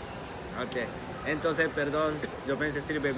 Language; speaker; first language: Spanish; non-native, learner; Japanese